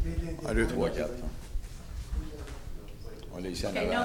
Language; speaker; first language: French; native; French